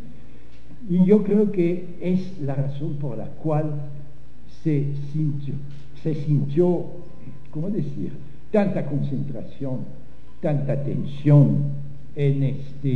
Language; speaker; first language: Spanish; non-native, fluent; French